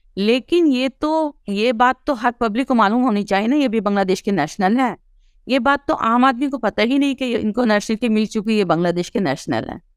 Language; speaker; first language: Urdu; early bilingual, heritage; Urdu